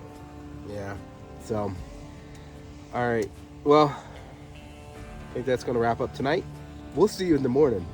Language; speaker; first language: English; native; English